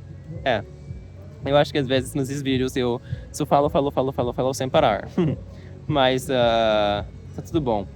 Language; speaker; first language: Portuguese; non-native, learner; English